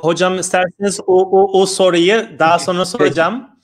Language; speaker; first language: Turkish; non-native, fluent; Uyghur